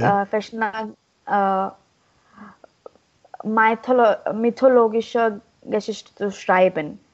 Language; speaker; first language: German; non-native, learner; Marathi